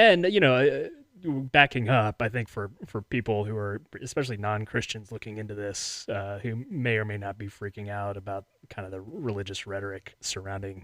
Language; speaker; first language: English; native; English